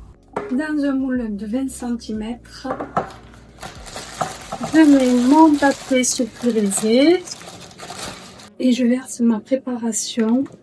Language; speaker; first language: French; native; French